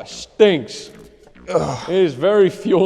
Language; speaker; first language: English; native; English